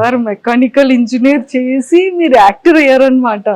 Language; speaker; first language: Telugu; native; Telugu